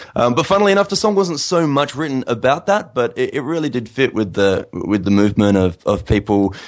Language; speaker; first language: English; native; English